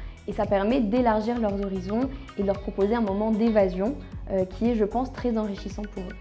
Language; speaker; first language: French; non-native, local second language; Arabic